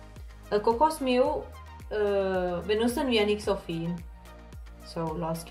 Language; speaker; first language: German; non-native, learner; Thai